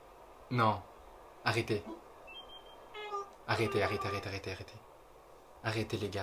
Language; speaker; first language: French; native; French